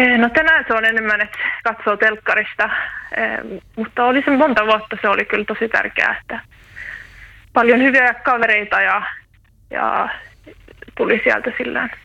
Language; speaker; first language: Finnish; native; Finnish